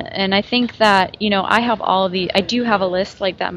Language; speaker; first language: English; native; English